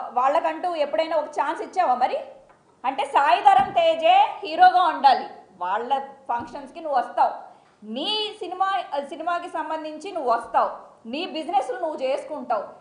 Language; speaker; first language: Telugu; native; Telugu